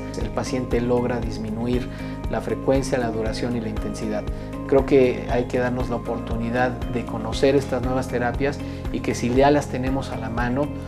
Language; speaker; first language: Spanish; native; Spanish